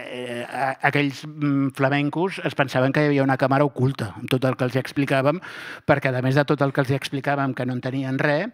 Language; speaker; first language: Catalan; native; Catalan